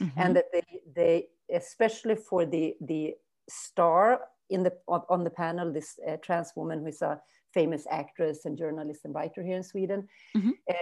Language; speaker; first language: English; non-native, fluent; Swedish